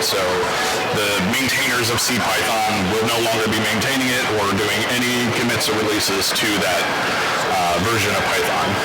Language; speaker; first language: English; native; English